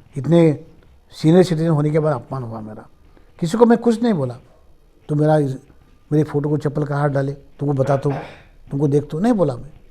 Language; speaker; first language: Hindi; non-native, local second language; Marathi